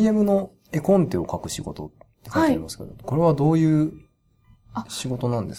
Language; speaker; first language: Japanese; native; Japanese